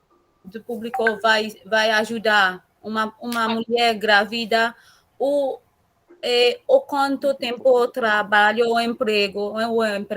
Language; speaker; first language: Portuguese; non-native, learner; Haitian Creole